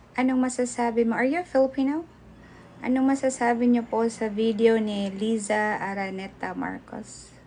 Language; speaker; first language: Filipino; native; Filipino